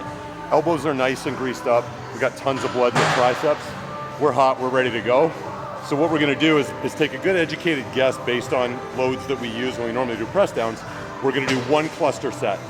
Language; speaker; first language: English; native; English